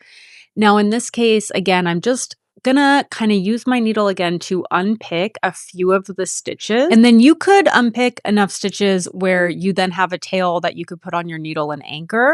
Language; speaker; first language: English; native; English